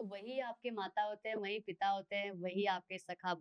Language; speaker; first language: Hindi; native; Hindi